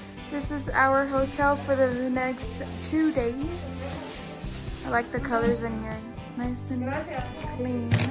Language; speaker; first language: English; early bilingual, other home language; Spanish